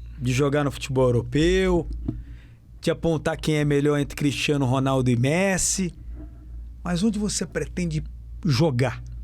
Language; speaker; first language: Portuguese; native; Portuguese